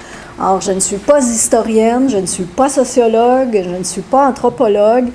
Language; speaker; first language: French; native; French